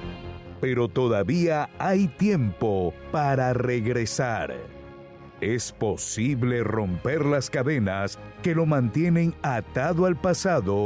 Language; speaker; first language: Spanish; native; Spanish